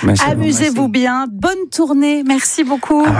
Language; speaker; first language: French; native; French